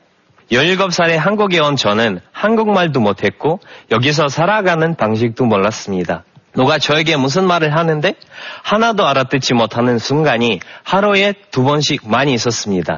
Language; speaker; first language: Korean; non-native, fluent; Russian